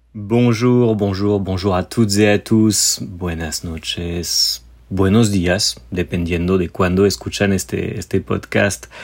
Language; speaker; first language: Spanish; non-native, fluent; French